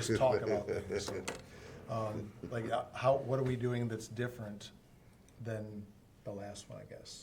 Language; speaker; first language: English; native; English